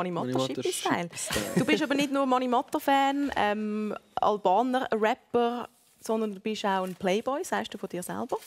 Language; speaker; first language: German; native; German